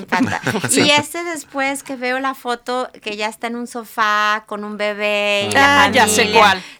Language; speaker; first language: Spanish; native; Spanish